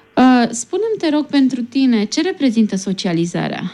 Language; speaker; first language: Romanian; native; Romanian